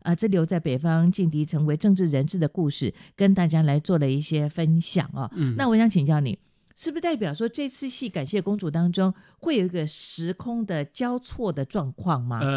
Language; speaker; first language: Chinese; native; Chinese